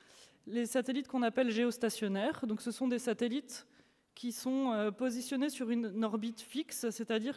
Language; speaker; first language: French; native; French